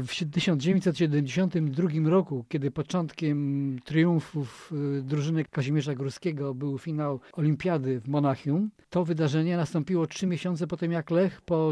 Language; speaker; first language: Polish; native; Polish